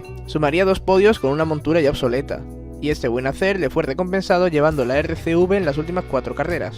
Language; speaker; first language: Spanish; native; Spanish